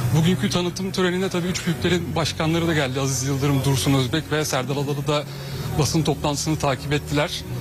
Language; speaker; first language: Turkish; native; Turkish